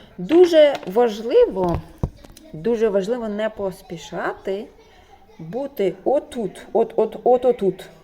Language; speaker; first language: Ukrainian; non-native, local second language; Russian